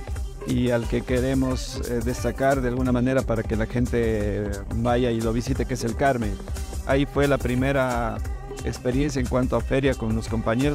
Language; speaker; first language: Spanish; native; Spanish